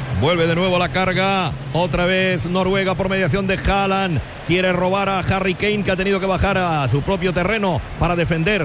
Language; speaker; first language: Spanish; native; Spanish